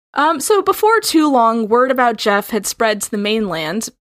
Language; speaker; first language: English; native; English